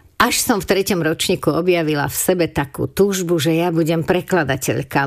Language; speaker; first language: Slovak; non-native, local second language; Hungarian